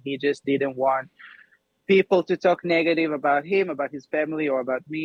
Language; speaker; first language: English; non-native, fluent; Hebrew